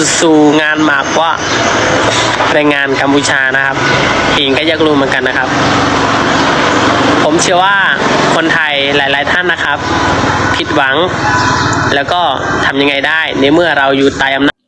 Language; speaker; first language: Thai; non-native, fluent; Khmer